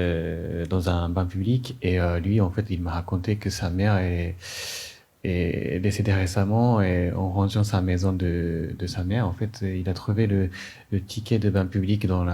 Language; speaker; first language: French; non-native, fluent; Japanese